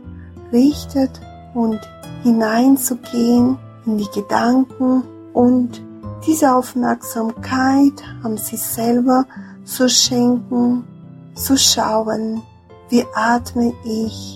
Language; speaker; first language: German; non-native, fluent; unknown